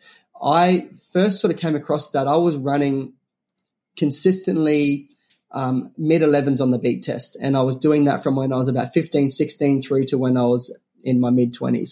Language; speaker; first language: English; native; English